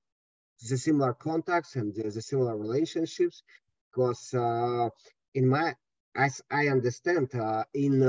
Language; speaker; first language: English; non-native, learner; Russian